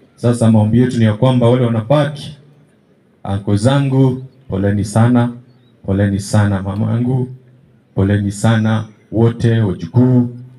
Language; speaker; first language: Swahili; non-native, local second language; Gusii